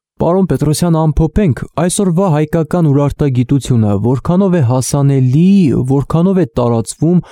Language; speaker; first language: Armenian; native; Armenian